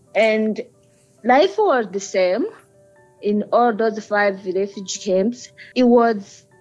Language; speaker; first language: English; early bilingual, other home language; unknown